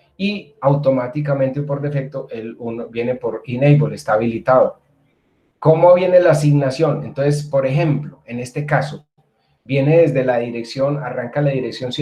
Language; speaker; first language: Spanish; native; Spanish